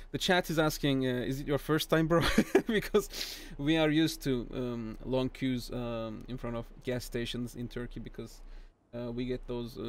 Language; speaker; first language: English; non-native, fluent; Turkish